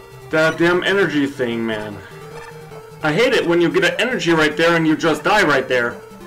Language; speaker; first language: English; non-native, fluent; German